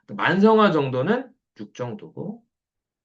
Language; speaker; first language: Korean; native; Korean